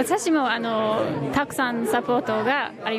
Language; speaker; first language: Japanese; non-native, learner; English